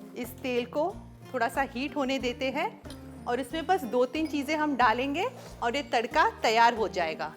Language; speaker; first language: Hindi; non-native, local second language; Marathi